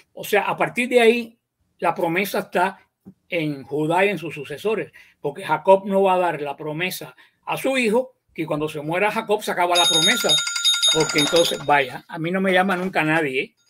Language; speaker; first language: Spanish; native; Spanish